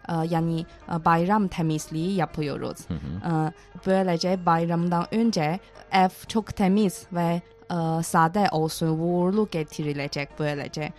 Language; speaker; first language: Turkish; non-native, fluent; Chinese